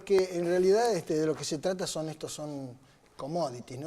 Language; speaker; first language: Spanish; native; Spanish